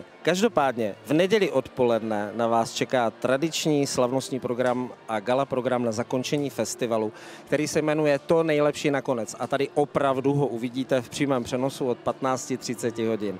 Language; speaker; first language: Czech; native; Czech